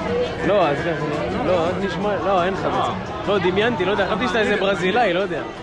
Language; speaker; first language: Hebrew; native; Hebrew